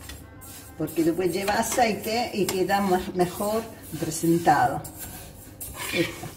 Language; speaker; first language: Spanish; non-native, fluent; Arabic